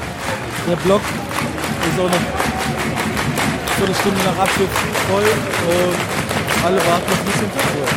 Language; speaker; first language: German; native; German